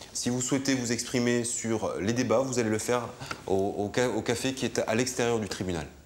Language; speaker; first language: French; native; French